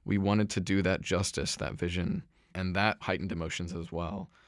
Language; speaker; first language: English; native; English